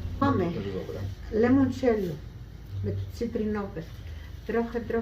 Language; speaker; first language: Polish; non-native, learner; Greek